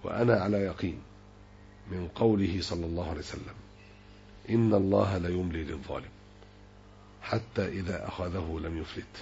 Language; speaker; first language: Arabic; native; Arabic